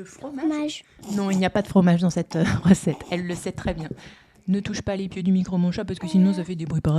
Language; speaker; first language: French; native; French